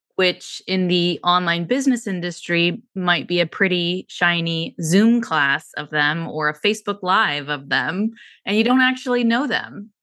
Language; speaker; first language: English; native; English